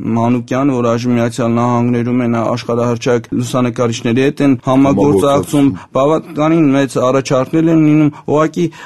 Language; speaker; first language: Armenian; native; Armenian